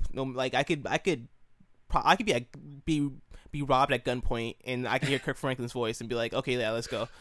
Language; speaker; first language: English; native; English